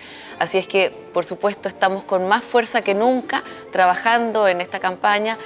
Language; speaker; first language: Spanish; native; Spanish